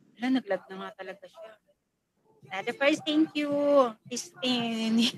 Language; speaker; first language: Filipino; non-native, local second language; Hiligaynon